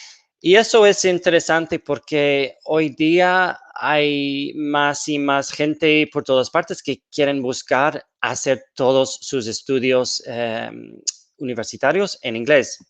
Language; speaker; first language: Spanish; non-native, fluent; English